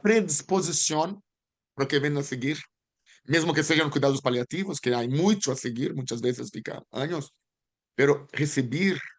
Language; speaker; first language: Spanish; non-native, learner; Portuguese